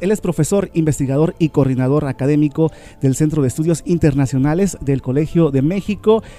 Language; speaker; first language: Spanish; native; Spanish